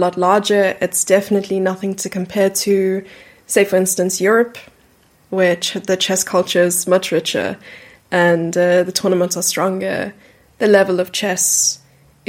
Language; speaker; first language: English; native; English